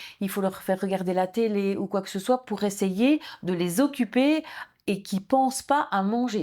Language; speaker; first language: French; native; French